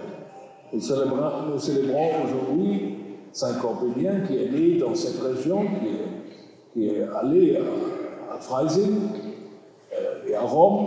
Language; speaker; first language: French; non-native, learner; German